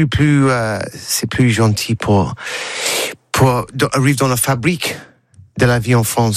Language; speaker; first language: French; non-native, learner; English